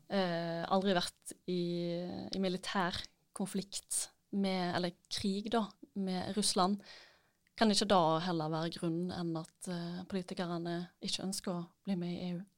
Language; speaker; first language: Norwegian; native; Norwegian